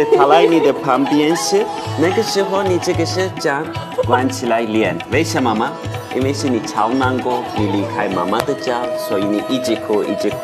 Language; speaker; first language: Chinese; non-native, fluent; Turkish